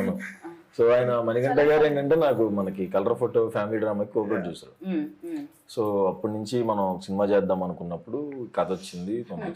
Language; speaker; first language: Telugu; native; Telugu